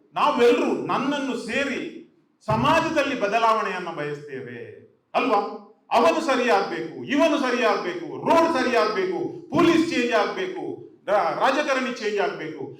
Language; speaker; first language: Kannada; non-native, local second language; Tulu